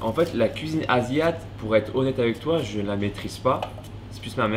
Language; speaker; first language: French; native; French